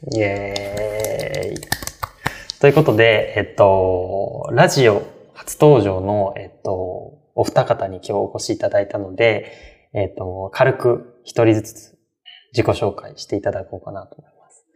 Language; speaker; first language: Japanese; native; Japanese